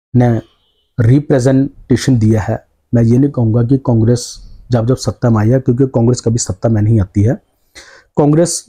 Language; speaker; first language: Hindi; native; Hindi